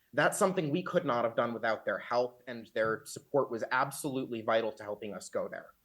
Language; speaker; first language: English; native; English